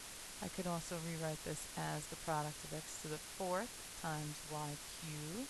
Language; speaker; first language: English; native; English